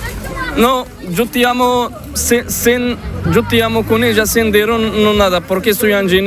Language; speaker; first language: Spanish; non-native, learner; Arabic